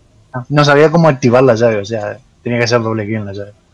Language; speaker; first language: Spanish; native; Spanish